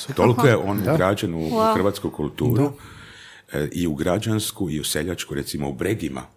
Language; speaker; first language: Croatian; native; Croatian